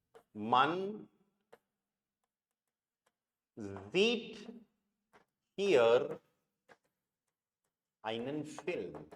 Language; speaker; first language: German; non-native, learner; Hindi